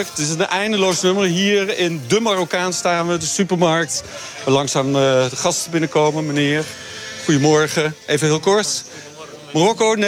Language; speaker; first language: Dutch; native; Dutch